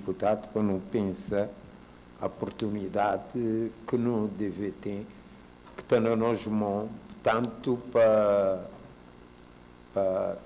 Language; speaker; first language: Portuguese; non-native, local second language; Kabuverdianu